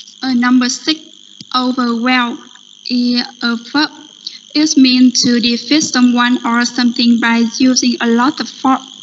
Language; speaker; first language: English; non-native, learner; Vietnamese